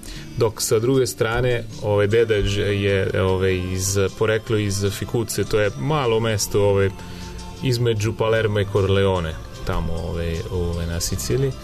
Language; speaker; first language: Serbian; non-native, fluent; Italian